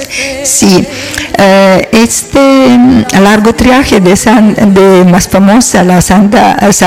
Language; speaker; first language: Spanish; non-native, fluent; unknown